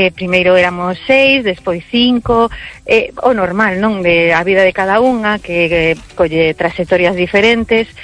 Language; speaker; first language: Galician; early bilingual, heritage; Galician